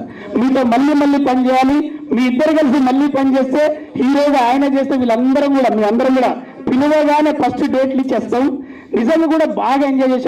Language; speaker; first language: Telugu; native; Telugu